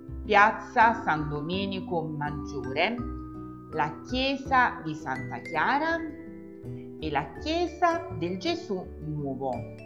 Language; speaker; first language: Italian; native; Italian